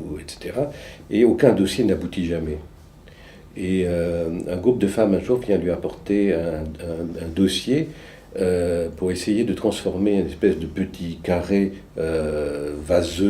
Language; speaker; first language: French; early bilingual, other home language; Romanian